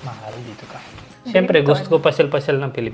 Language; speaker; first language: Filipino; non-native, learner; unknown